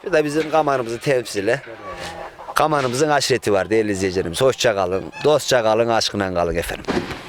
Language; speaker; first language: Turkish; native; Turkish